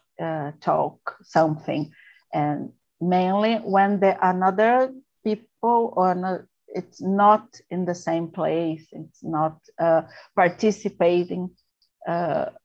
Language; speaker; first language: English; non-native, learner; Portuguese